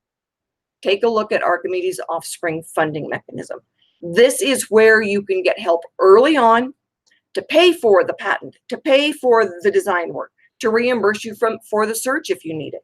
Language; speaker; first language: English; native; English